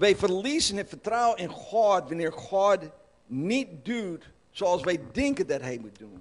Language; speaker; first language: Dutch; non-native, learner; English